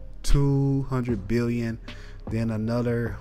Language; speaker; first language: English; native; English